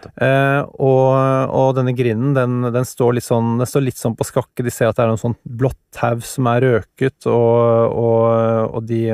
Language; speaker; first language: Norwegian; native; Norwegian